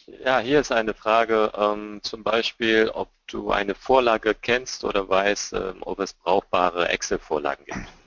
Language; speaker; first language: German; native; German